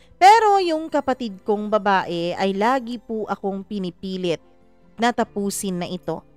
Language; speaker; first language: Filipino; non-native, local second language; Cebuano